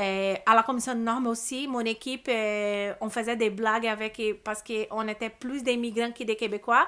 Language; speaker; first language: French; non-native, learner; Portuguese